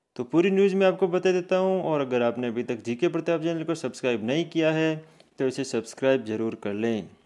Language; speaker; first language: Hindi; native; Hindi